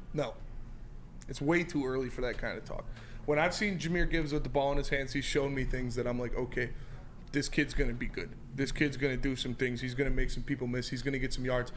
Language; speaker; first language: English; native; English